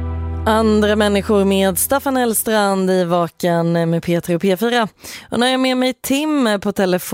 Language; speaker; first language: Swedish; native; Swedish